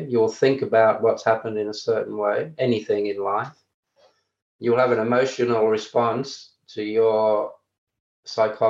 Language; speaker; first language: English; native; English